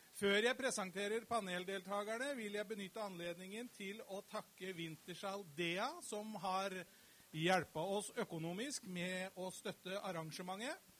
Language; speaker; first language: Norwegian; native; Norwegian